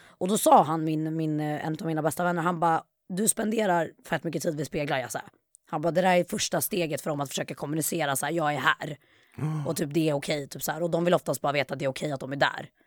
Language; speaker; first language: Swedish; native; Swedish